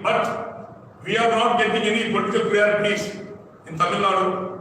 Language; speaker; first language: English; non-native, local second language; Telugu